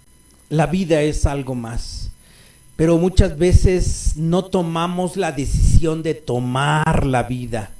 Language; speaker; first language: Spanish; native; Spanish